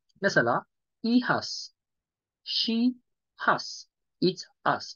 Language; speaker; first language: English; non-native, local second language; Yoruba